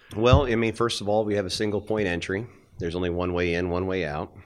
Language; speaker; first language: English; native; English